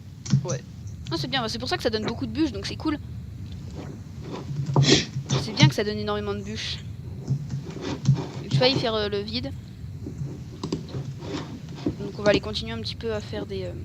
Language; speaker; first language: French; native; French